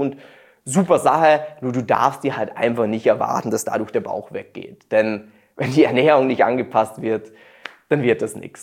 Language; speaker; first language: German; native; German